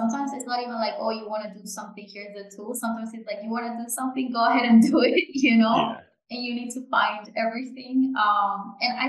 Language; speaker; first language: English; non-native, fluent; Japanese